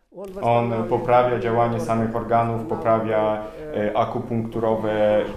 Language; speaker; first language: Polish; non-native, fluent; Russian